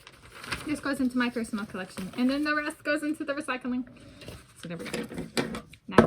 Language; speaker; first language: English; native; English